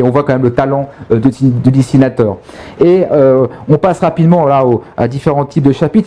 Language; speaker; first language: French; native; French